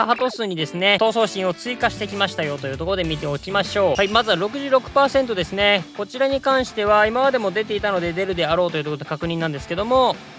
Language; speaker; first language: Japanese; native; Japanese